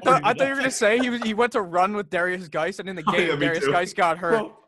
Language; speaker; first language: English; native; English